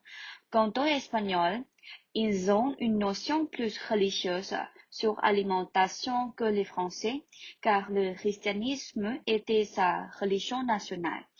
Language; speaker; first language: French; non-native, learner; Thai